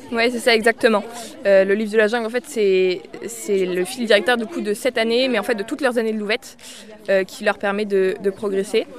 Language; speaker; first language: French; native; French